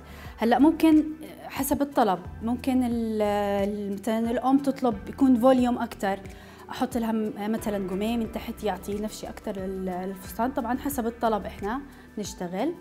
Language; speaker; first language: Arabic; native; Arabic